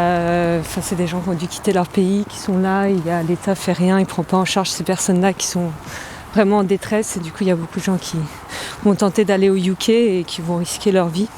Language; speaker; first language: French; native; French